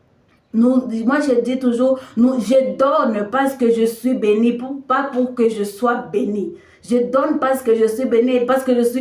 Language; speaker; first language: French; non-native, local second language; Swahili